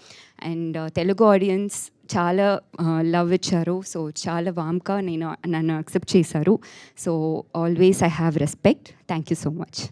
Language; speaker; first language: Telugu; non-native, learner; Tamil